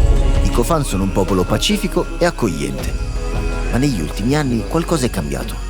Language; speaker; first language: Italian; native; Italian